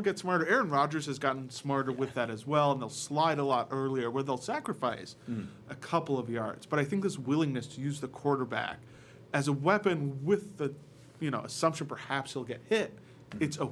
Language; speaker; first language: English; native; English